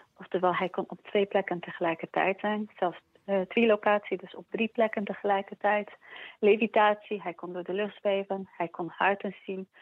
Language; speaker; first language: Dutch; early bilingual, other home language; Polish